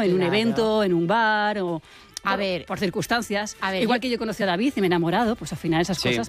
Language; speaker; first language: Spanish; native; Spanish